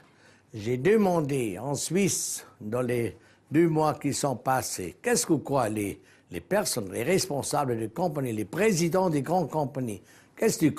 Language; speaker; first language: French; non-native, local second language; German